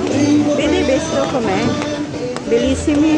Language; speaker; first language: Italian; non-native, learner; Filipino